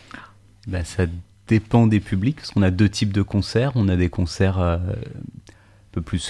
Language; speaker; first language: French; native; French